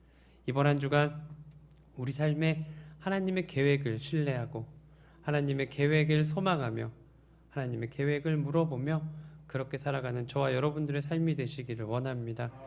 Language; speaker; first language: Korean; native; Korean